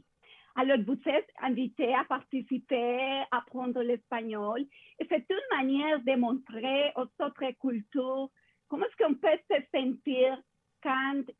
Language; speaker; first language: French; non-native, fluent; Spanish